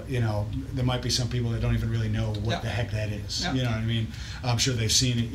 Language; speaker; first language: English; native; English